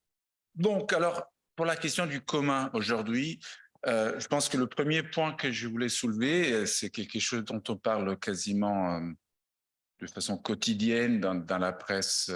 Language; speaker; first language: French; non-native, fluent; Italian